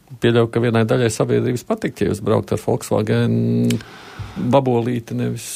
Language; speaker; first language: Latvian; native; Latvian